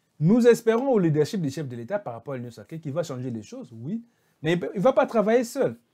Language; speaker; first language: French; non-native, local second language; Lingala